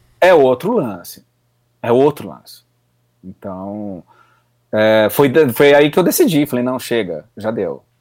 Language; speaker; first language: Portuguese; native; Portuguese